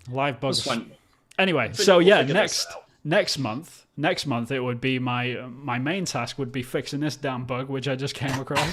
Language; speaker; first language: English; native; English